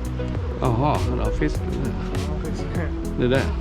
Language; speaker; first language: Swedish; non-native, fluent; Vietnamese